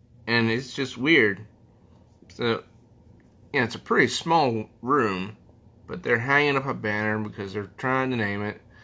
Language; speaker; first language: English; native; English